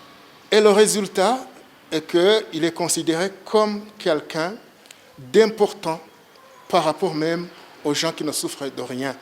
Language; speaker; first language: French; non-native, local second language; Rundi